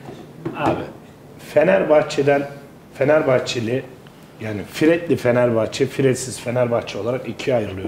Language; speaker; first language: Turkish; native; Turkish